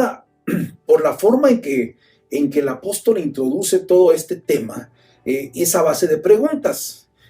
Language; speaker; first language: Spanish; native; Spanish